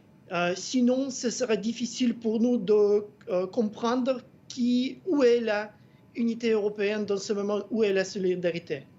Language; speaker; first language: French; non-native, fluent; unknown